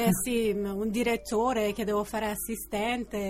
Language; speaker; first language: Italian; non-native, fluent; Persian